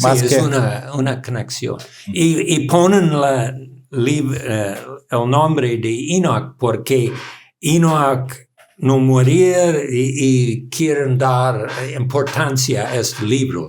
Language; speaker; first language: Spanish; non-native, learner; English